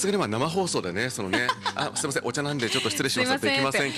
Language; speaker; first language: Japanese; native; Japanese